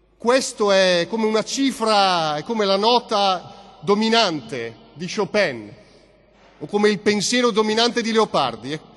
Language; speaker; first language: Italian; native; Italian